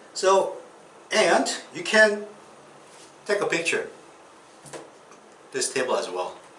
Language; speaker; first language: English; non-native, fluent; Korean